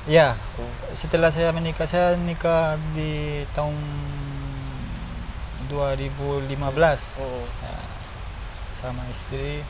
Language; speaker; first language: Indonesian; non-native, learner; Spanish